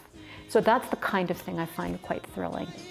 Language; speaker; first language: English; native; English